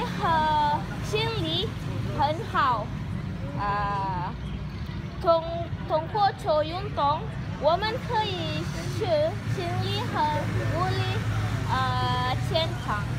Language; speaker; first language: Chinese; non-native, learner; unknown